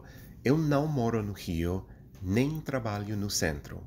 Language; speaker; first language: Portuguese; non-native, fluent; English